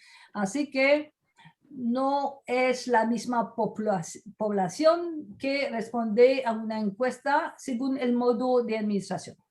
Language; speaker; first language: Spanish; non-native, fluent; French